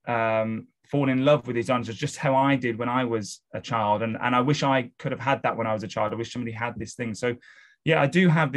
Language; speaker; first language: English; native; English